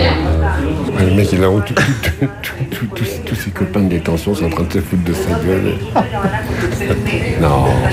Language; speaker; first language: French; native; French